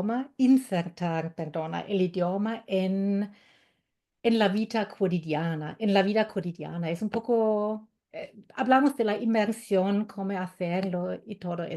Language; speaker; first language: Spanish; non-native, fluent; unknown